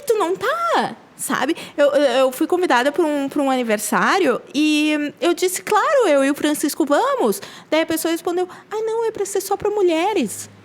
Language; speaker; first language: Portuguese; native; Portuguese